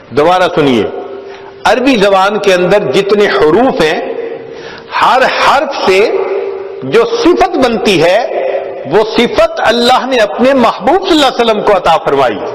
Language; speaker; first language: Urdu; non-native, local second language; Punjabi